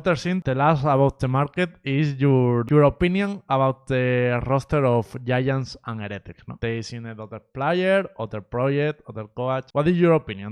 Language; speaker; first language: English; non-native, learner; Spanish